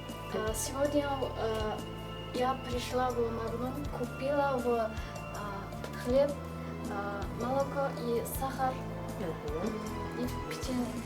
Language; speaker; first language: Russian; non-native, learner; Kazakh